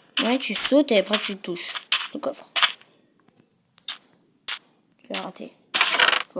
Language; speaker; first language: French; native; French